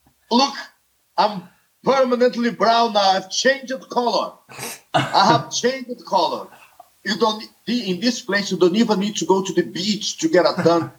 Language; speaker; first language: English; non-native, fluent; Portuguese